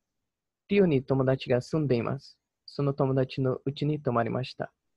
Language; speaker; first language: Japanese; non-native, learner; Portuguese